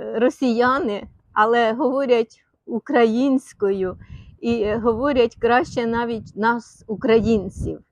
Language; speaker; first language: Ukrainian; non-native, local second language; Russian